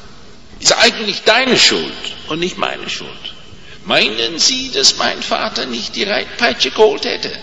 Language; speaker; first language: German; non-native, fluent; English